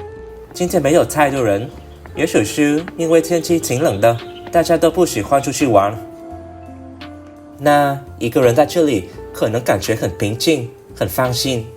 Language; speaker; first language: Chinese; non-native, learner; Vietnamese